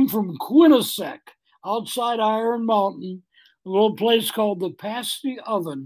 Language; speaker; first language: English; native; English